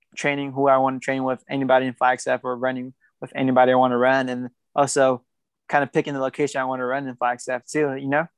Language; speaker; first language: English; native; English